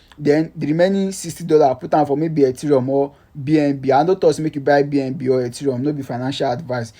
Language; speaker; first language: Nigerian Pidgin; native; Nigerian Pidgin